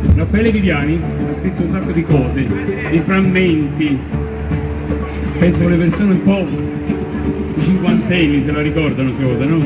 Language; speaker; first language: Italian; native; Italian